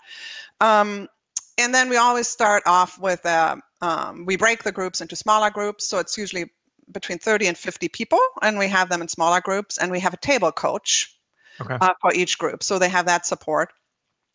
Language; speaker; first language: English; non-native, fluent; German